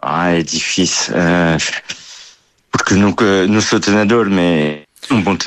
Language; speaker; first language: Portuguese; early bilingual, heritage; Portuguese